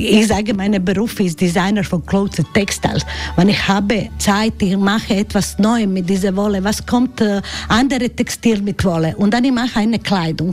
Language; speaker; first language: German; non-native, learner; Croatian